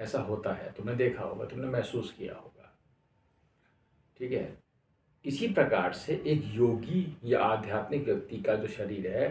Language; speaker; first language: Hindi; native; Hindi